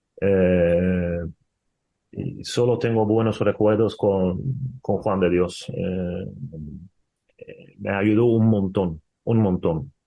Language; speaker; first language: Spanish; non-native, fluent; Swedish